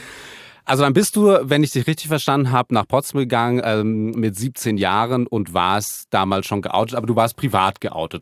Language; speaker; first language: German; native; German